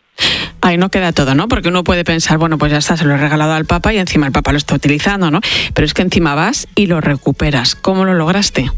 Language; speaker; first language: Spanish; native; Spanish